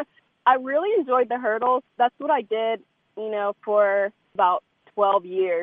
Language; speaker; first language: English; native; English